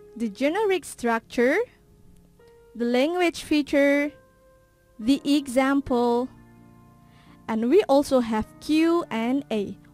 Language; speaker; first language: English; non-native, fluent; Indonesian